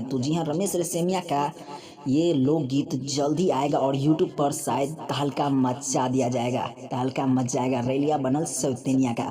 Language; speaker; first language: Hindi; non-native, local second language; Bhojpuri